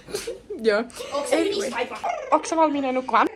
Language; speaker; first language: Finnish; native; Finnish